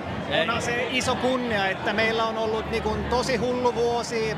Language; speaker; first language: Finnish; non-native, local second language; Swedish